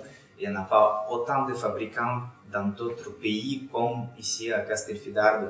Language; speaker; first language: French; non-native, fluent; Russian